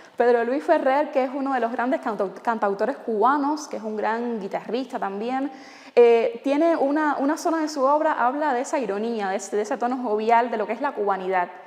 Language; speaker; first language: Spanish; native; Spanish